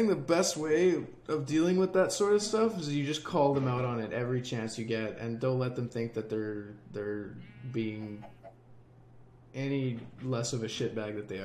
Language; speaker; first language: English; native; English